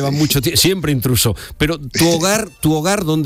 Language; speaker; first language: Spanish; native; Spanish